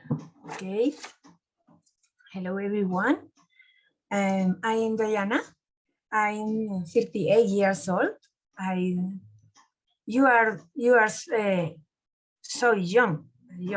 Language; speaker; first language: English; non-native, learner; Spanish